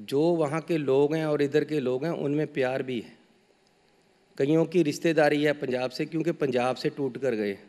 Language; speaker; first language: Hindi; native; Hindi